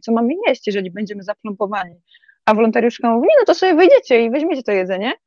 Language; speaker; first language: Polish; native; Polish